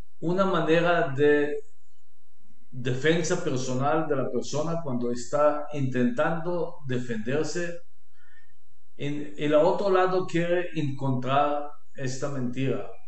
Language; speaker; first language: Spanish; non-native, learner; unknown